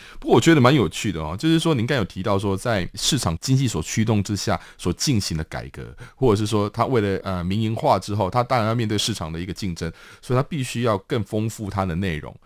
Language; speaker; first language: Chinese; native; Chinese